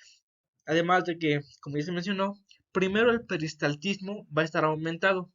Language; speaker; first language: Spanish; native; Spanish